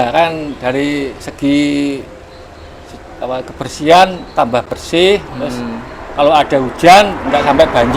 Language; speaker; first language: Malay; non-native, local second language; Javanese